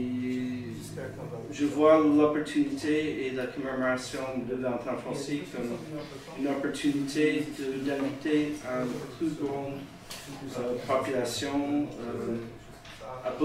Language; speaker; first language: French; native; French